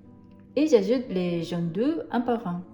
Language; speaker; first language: French; non-native, fluent; Japanese